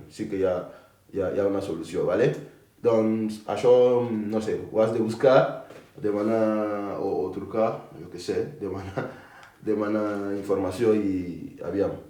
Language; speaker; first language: Catalan; non-native, fluent; Akan